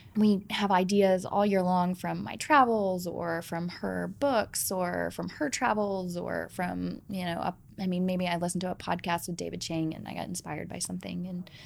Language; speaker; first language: English; native; English